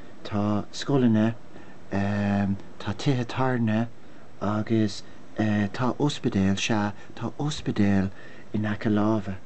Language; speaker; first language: Irish; non-native, local second language; English